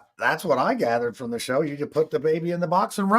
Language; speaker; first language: English; native; English